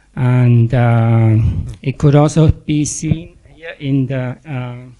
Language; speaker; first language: English; non-native, fluent; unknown